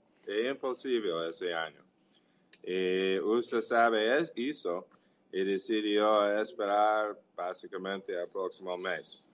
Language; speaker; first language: Portuguese; non-native, learner; English